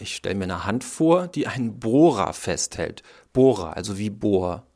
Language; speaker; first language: German; native; German